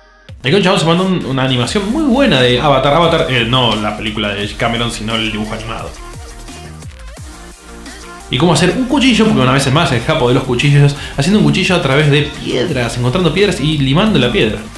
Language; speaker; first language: Spanish; native; Spanish